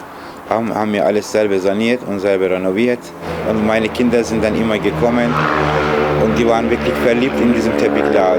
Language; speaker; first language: German; non-native, fluent; Turkish